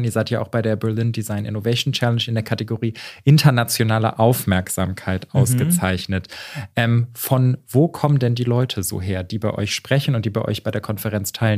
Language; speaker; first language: German; native; German